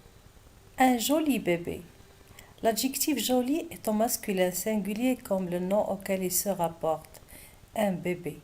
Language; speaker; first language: French; non-native, local second language; Arabic